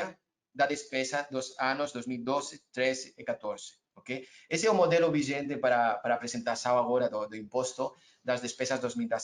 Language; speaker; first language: Portuguese; non-native, learner; Spanish